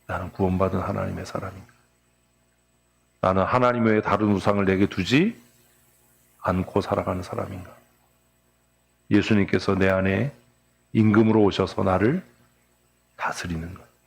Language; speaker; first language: Korean; native; Korean